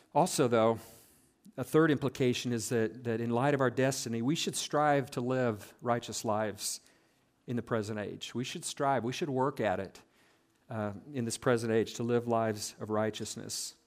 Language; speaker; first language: English; native; English